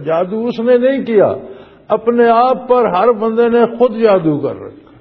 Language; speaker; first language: Urdu; non-native, local second language; Punjabi